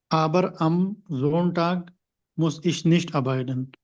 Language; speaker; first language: German; non-native, learner; Hindi